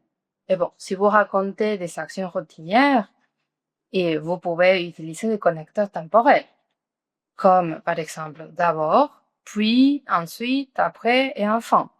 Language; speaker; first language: French; non-native, fluent; Spanish